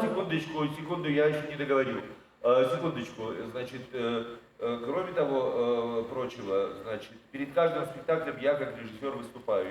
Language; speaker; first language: Russian; native; Russian